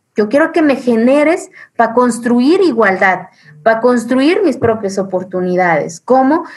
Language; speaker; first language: Spanish; early bilingual, other home language; Zapotec